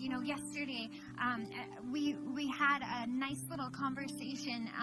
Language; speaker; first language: English; native; English